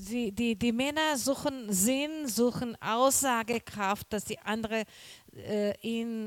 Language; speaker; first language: German; non-native, learner; Portuguese